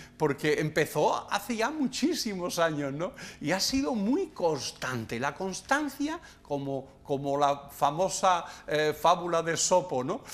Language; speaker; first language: Spanish; native; Spanish